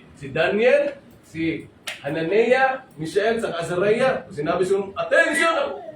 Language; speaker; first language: Filipino; non-native, local second language; Cebuano